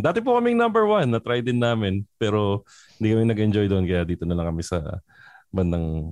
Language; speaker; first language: English; non-native, local second language; Filipino